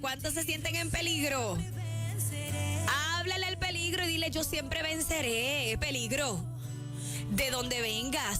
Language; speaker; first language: Spanish; native; Spanish